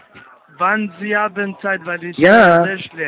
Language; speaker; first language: German; non-native, learner; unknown